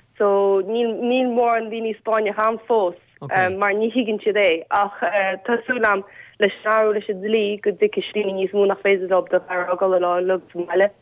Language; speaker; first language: Irish; native; Irish